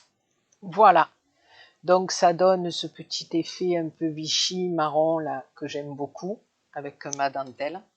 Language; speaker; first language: French; native; French